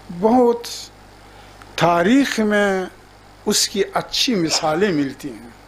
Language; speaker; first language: Urdu; non-native, fluent; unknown